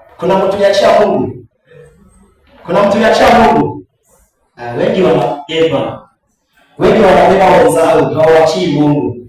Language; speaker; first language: Swahili; non-native, local second language; Rundi